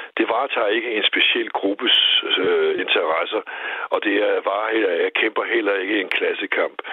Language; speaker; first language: Danish; native; Danish